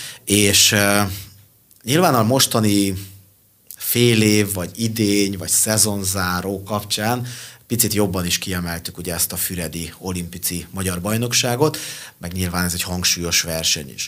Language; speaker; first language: Hungarian; native; Hungarian